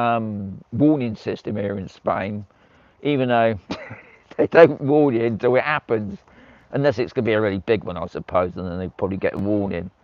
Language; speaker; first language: English; native; English